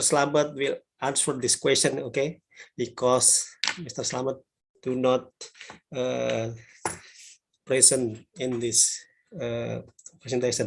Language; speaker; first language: English; non-native, learner; Indonesian